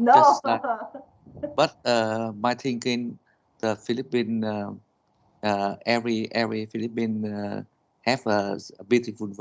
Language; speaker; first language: English; non-native, learner; Vietnamese